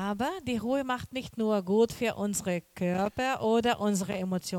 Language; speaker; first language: German; non-native, learner; Portuguese